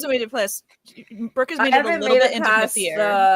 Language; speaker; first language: English; native; English